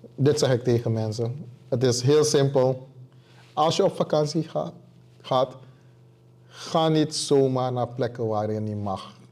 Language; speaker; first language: Dutch; native; Dutch